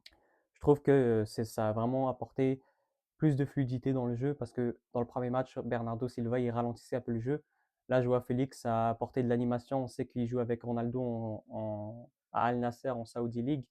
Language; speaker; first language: French; native; French